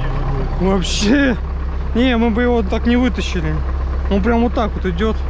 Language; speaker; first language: Russian; native; Russian